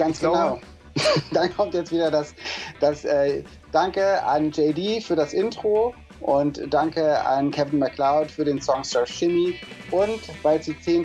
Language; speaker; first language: German; native; German